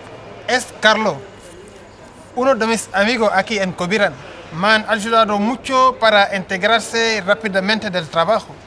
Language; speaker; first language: Spanish; non-native, fluent; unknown